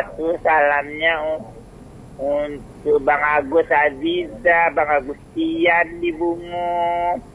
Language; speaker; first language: Indonesian; non-native, local second language; Minangkabau